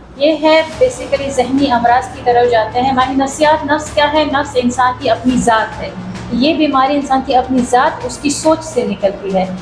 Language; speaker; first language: Urdu; non-native, local second language; Pashto